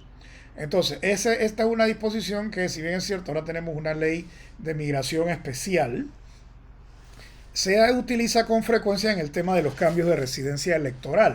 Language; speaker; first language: Spanish; native; Spanish